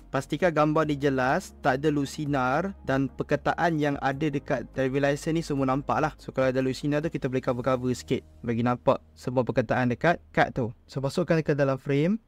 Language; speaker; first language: Malay; native; Malay